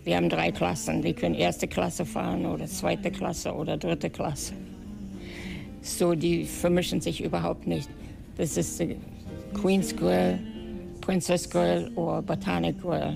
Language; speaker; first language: German; native; German